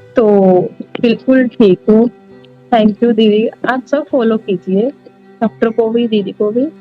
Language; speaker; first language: Hindi; non-native, local second language; Punjabi